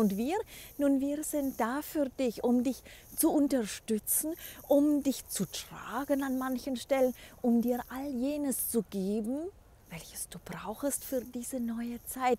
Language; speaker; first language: German; native; German